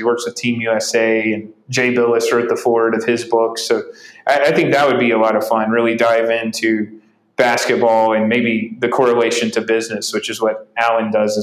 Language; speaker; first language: English; native; English